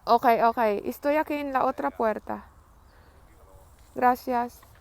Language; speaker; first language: Spanish; non-native, learner; Filipino